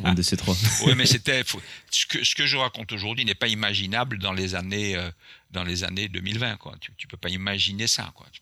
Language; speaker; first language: French; non-native, local second language; Guadeloupean Creole French